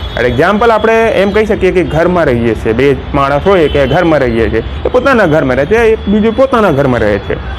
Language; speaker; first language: Gujarati; non-native, local second language; Hindi